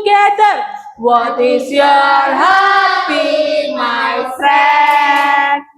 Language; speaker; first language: English; non-native, learner; Indonesian